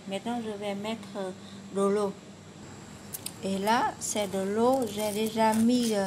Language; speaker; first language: French; non-native, learner; Vietnamese